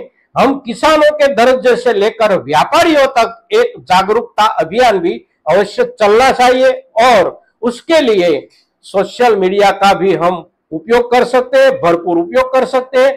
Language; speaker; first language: Hindi; non-native, local second language; Gujarati